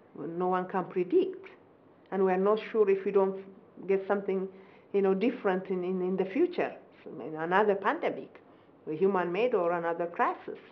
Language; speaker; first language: English; non-native, fluent; Amharic